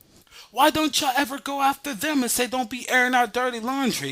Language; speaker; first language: English; native; English